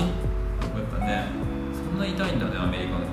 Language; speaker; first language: Japanese; native; Japanese